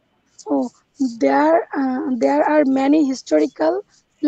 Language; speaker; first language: English; non-native, learner; Bangla